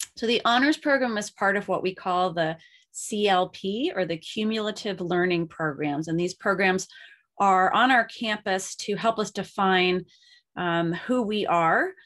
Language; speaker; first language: English; native; English